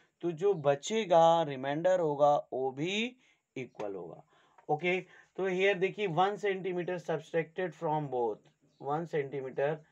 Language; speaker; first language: Hindi; native; Hindi